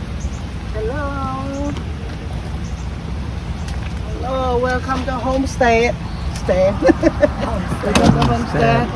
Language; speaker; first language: English; non-native, learner; Vietnamese